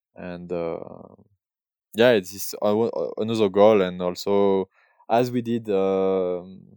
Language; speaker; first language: English; non-native, learner; French